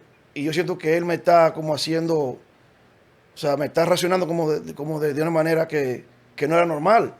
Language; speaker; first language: Spanish; native; Spanish